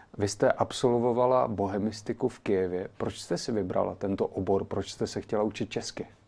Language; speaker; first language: Czech; native; Czech